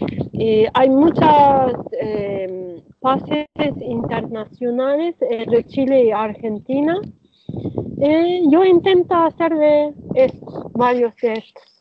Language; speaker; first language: Spanish; non-native, learner; Turkish